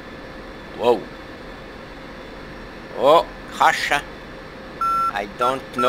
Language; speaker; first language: English; non-native, learner; French